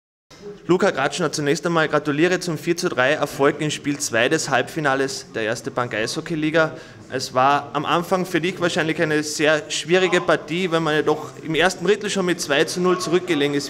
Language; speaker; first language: German; native; German